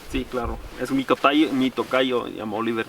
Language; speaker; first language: Spanish; non-native, fluent; German